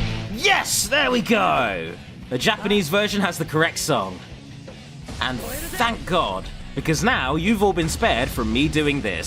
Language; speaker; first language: English; native; English